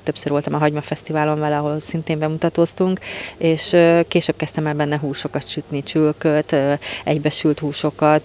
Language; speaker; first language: Hungarian; native; Hungarian